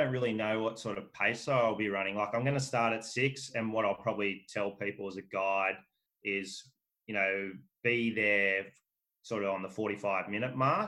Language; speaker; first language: English; native; English